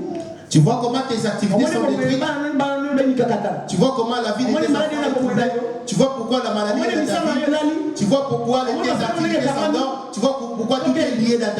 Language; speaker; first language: French; non-native, local second language; Lingala